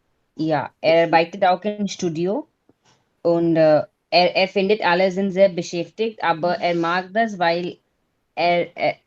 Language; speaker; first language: German; non-native, learner; Hindi